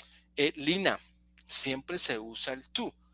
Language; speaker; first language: Spanish; native; Spanish